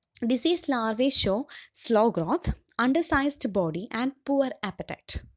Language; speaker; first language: English; non-native, local second language; Malayalam